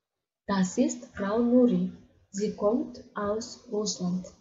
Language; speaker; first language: German; non-native, fluent; Kyrgyz